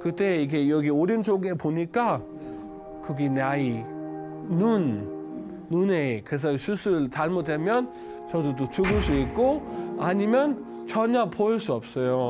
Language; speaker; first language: Korean; non-native, learner; Danish